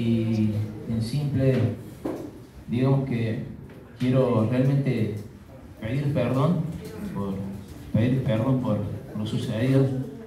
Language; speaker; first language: Spanish; native; Spanish